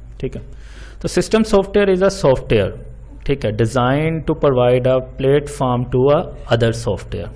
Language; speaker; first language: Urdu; non-native, local second language; Punjabi